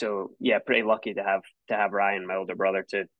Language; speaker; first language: English; native; English